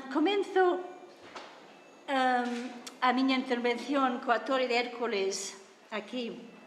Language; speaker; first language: Spanish; non-native, fluent; English